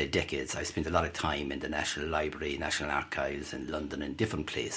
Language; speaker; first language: English; native; English